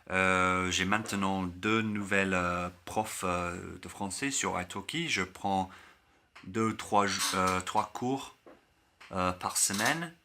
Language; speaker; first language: French; non-native, learner; English